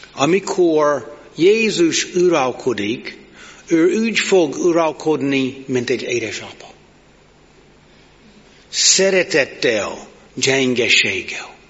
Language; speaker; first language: Hungarian; non-native, learner; English